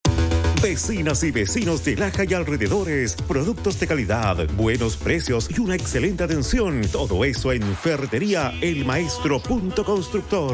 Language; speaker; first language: Spanish; native; Spanish